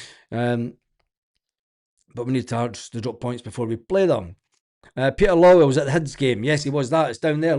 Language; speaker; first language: English; native; English